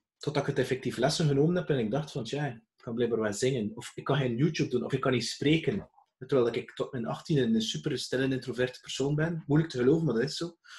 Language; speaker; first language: Dutch; native; Dutch